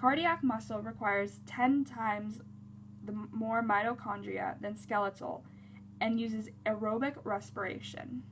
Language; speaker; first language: English; native; English